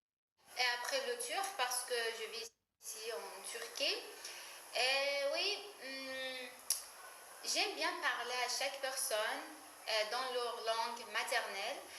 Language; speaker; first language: French; non-native, learner; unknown